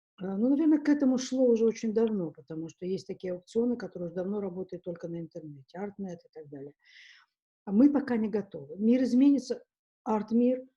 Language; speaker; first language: Russian; native; Russian